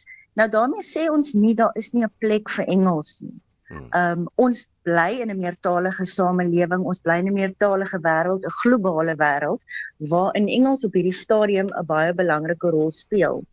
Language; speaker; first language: Afrikaans; native; Afrikaans